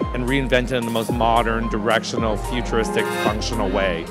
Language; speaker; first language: English; native; English